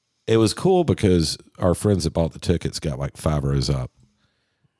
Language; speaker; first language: English; native; English